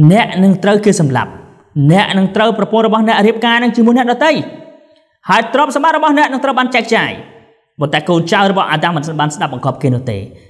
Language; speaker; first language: Khmer; non-native, local second language; Eastern Cham